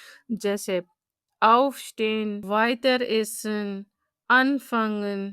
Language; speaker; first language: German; non-native, fluent; Urdu